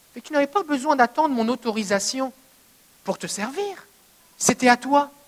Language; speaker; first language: French; native; French